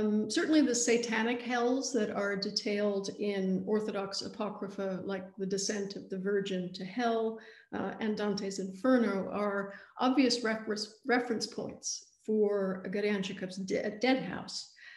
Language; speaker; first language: English; native; English